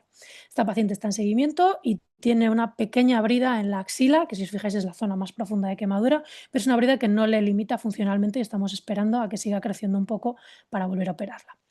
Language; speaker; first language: Spanish; native; Spanish